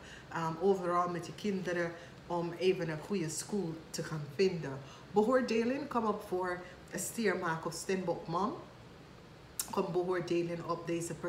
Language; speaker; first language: Dutch; non-native, fluent; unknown